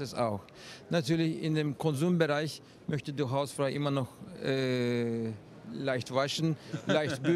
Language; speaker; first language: German; non-native, fluent; Turkish